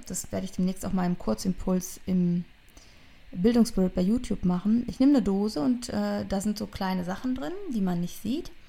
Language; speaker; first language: German; native; German